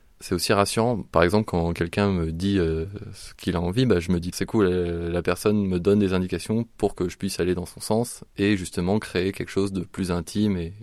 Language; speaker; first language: French; native; French